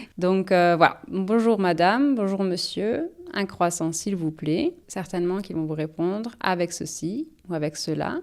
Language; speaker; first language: French; native; French